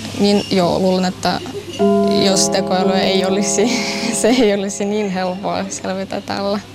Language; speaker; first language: Finnish; non-native, fluent; Russian